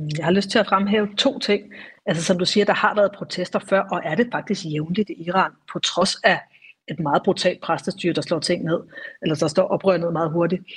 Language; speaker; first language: Danish; native; Danish